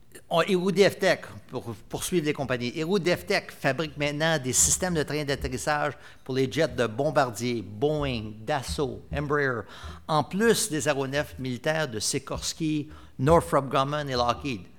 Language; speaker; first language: French; native; French